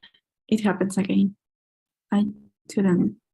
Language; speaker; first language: English; non-native, learner; Spanish